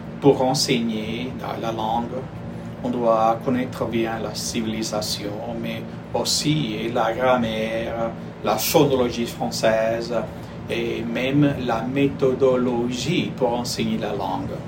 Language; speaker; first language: French; non-native, fluent; Spanish